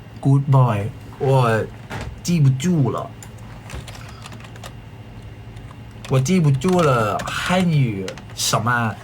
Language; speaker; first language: Chinese; non-native, learner; Thai